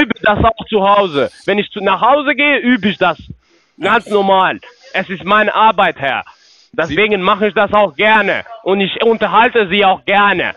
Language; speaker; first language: German; non-native, learner; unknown